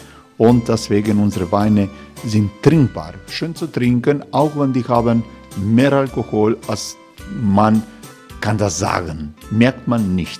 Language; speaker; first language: German; non-native, fluent; Croatian